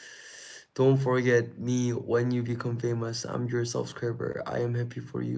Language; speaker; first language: English; non-native, fluent; Korean